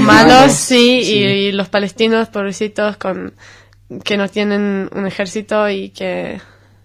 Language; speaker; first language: Spanish; non-native, fluent; Hebrew